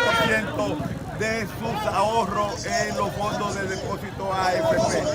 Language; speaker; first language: Spanish; native; Spanish